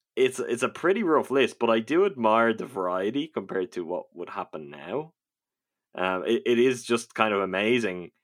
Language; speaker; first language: English; native; English